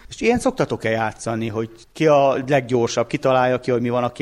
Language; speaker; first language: Hungarian; native; Hungarian